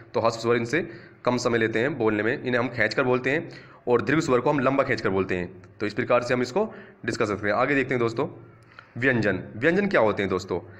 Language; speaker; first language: Hindi; native; Hindi